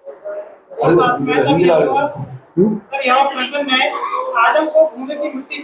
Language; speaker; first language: Hindi; non-native, local second language; Telugu